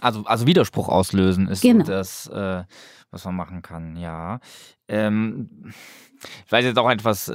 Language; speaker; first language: German; native; German